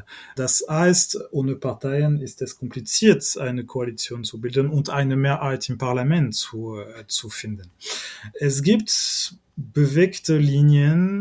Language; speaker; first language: German; non-native, fluent; French